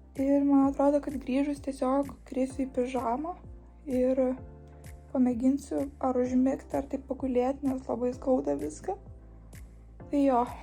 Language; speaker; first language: Lithuanian; native; Lithuanian